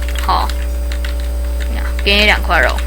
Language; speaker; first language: Chinese; native; Chinese